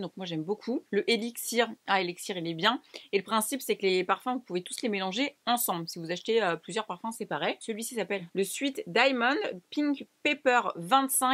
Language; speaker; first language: French; native; French